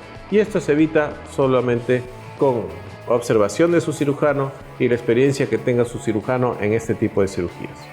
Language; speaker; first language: Spanish; native; Spanish